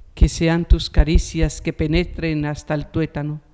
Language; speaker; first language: Spanish; native; Spanish